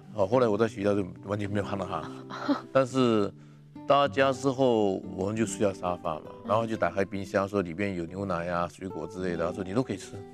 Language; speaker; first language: Chinese; native; Chinese